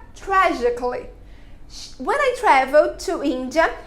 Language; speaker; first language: English; non-native, fluent; Portuguese